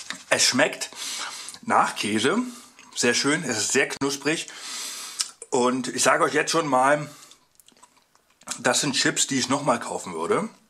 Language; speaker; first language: German; native; German